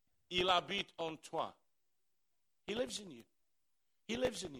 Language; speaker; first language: English; native; English